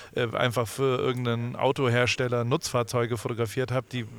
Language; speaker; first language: German; native; German